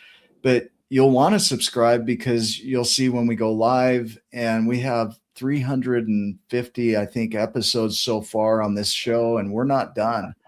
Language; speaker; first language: English; native; English